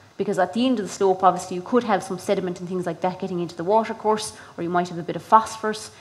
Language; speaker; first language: English; native; English